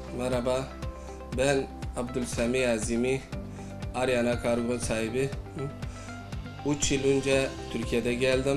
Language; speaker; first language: Turkish; non-native, learner; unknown